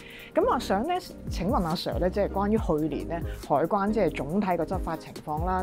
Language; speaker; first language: Cantonese; native; Cantonese